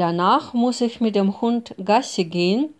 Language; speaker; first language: German; non-native, fluent; Russian